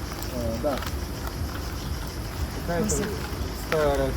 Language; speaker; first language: Russian; native; Russian